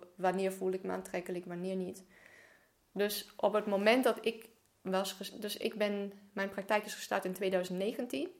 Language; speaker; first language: Dutch; non-native, fluent; German